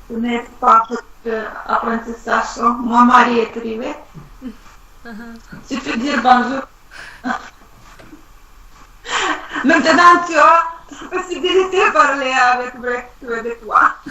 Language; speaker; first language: French; non-native, learner; Russian